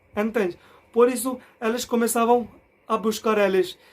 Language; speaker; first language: Portuguese; non-native, learner; Hindi